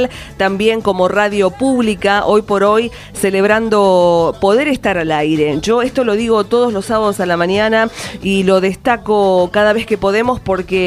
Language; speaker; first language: Spanish; native; Spanish